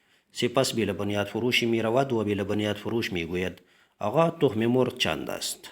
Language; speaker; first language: Persian; non-native, fluent; Urdu